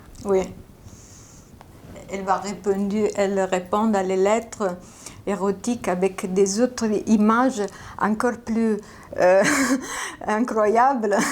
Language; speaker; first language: French; non-native, fluent; Italian